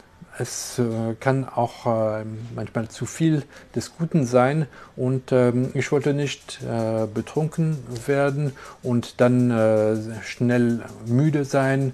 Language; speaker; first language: German; non-native, local second language; French